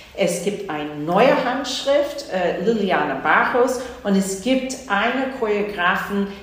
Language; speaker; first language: German; non-native, fluent; English